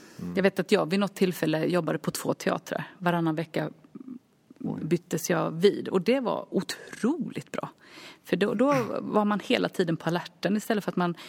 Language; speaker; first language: Swedish; early bilingual, other home language; Finnish